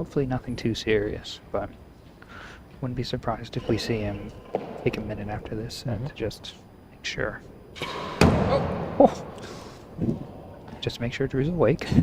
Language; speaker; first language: English; native; English